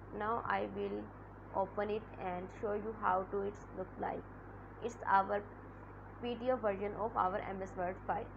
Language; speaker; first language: English; non-native, local second language; Urdu